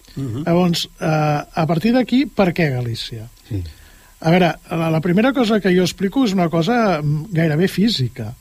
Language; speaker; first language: Catalan; native; Catalan